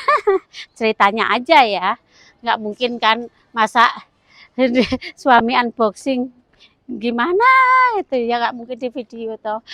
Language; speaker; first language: Indonesian; native; Indonesian